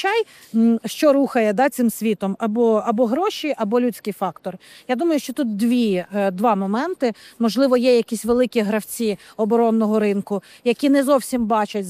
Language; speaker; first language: Ukrainian; native; Ukrainian